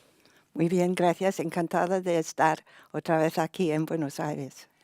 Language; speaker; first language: Spanish; non-native, fluent; English